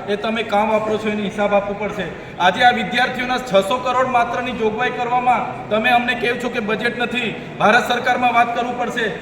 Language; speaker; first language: Gujarati; non-native, local second language; Vasavi